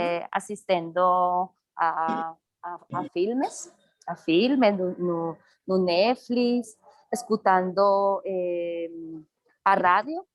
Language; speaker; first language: Portuguese; non-native, learner; Spanish